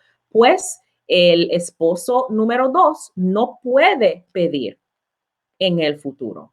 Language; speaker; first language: Spanish; non-native, learner; English